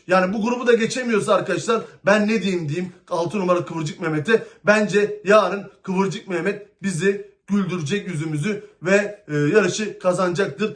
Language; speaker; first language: Turkish; native; Turkish